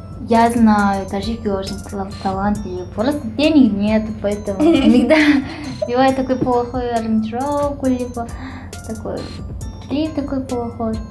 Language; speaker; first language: Russian; non-native, learner; Mongolian